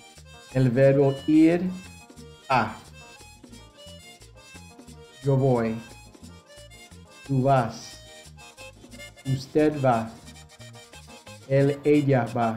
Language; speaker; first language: Spanish; non-native, fluent; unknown